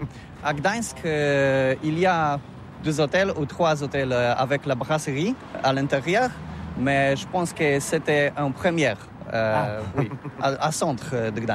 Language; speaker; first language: French; non-native, learner; Polish